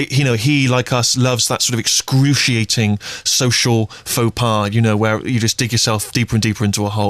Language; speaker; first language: English; native; English